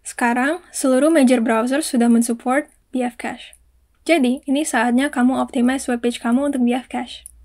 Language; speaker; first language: Indonesian; native; Indonesian